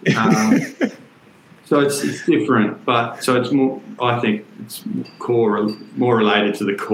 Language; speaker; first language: English; native; English